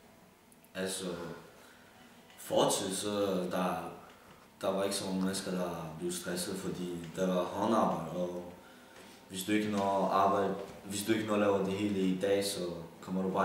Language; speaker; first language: Danish; early bilingual, other home language; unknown